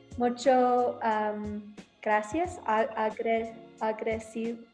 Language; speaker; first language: Spanish; non-native, learner; English